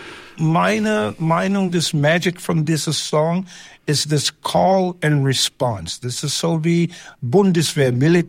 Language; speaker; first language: German; non-native, fluent; English